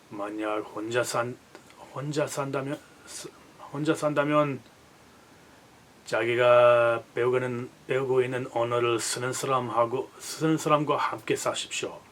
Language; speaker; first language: Korean; non-native, fluent; English